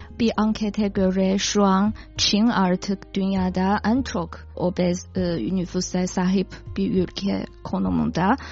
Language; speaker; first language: Turkish; non-native, fluent; Chinese